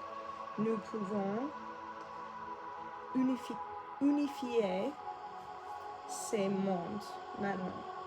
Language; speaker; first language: French; non-native, learner; English